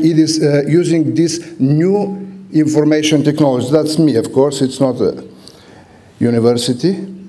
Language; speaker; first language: English; non-native, fluent; Bulgarian